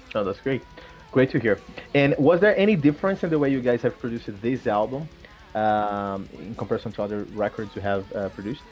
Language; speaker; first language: English; non-native, fluent; Portuguese